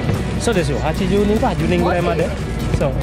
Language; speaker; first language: Japanese; non-native, fluent; Indonesian